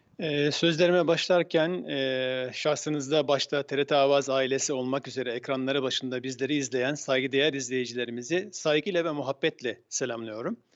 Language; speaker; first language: Turkish; native; Turkish